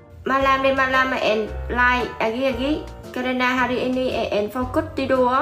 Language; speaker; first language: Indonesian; non-native, learner; Vietnamese